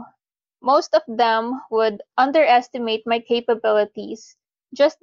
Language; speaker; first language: English; non-native, local second language; Filipino